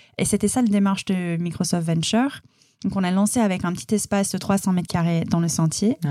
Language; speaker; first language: French; non-native, fluent; English